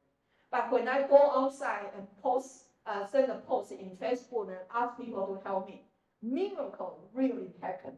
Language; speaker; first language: English; non-native, fluent; Chinese